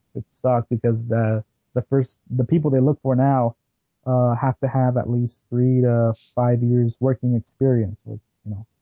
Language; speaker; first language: English; early bilingual, other home language; Spanish